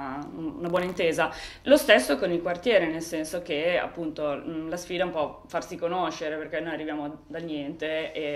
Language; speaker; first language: Italian; native; Italian